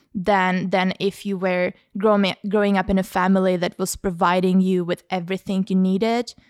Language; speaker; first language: English; non-native, fluent; Czech